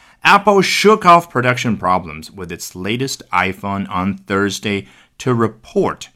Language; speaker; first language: English; non-native, fluent; Chinese